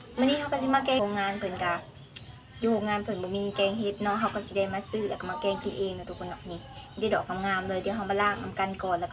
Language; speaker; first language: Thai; non-native, local second language; Lao